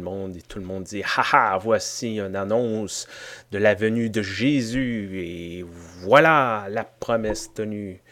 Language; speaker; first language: French; native; French